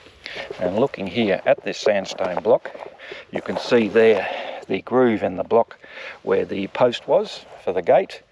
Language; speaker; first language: English; native; English